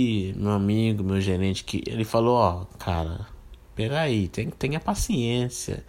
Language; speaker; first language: Portuguese; non-native, fluent; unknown